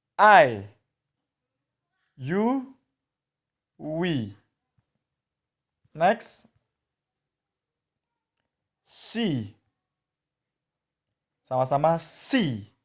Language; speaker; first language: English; non-native, fluent; Indonesian